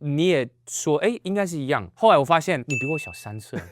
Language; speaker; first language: Chinese; native; Chinese